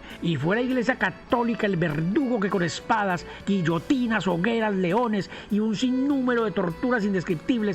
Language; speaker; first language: Spanish; native; Spanish